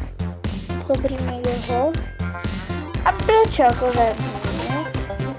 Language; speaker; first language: Slovak; non-native, learner; Ukrainian